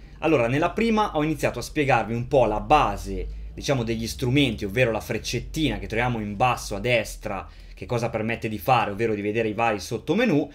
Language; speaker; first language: Italian; native; Italian